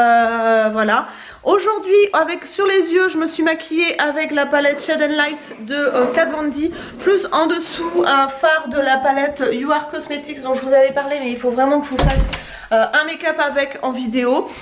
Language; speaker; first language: French; native; French